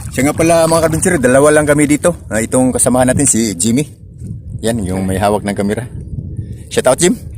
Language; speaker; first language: Filipino; non-native, local second language; Cebuano